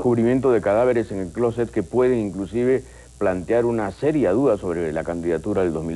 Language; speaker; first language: Spanish; native; Spanish